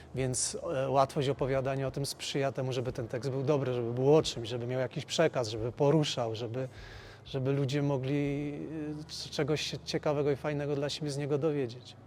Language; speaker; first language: Polish; native; Polish